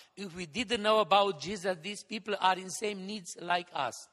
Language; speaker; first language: English; non-native, fluent; Romanian